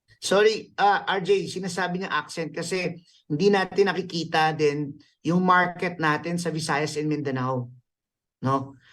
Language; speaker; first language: Filipino; native; Filipino